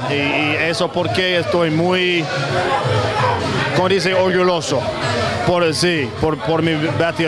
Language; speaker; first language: Spanish; non-native, learner; English